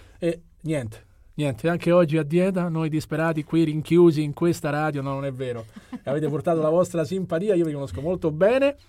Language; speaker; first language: Italian; native; Italian